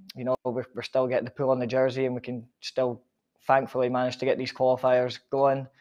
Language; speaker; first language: English; native; English